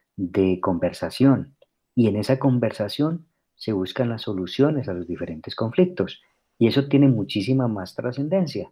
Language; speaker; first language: Spanish; native; Spanish